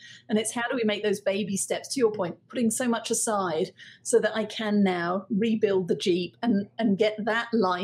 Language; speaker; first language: English; native; English